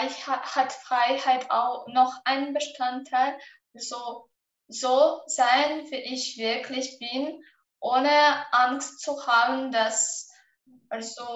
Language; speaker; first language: German; non-native, fluent; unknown